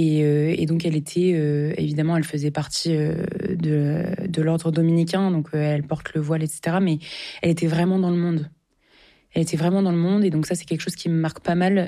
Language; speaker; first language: French; native; French